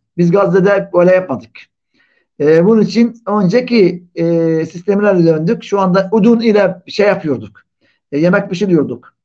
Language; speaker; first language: Turkish; non-native, fluent; Arabic